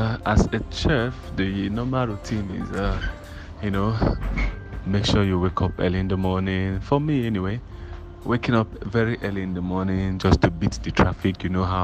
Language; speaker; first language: English; non-native, local second language; Igbo